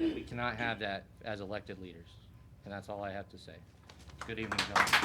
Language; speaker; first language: English; native; English